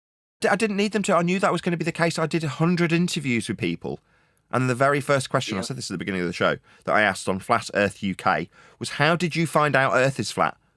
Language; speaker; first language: English; native; English